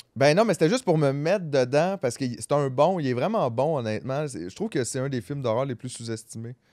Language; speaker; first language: French; native; French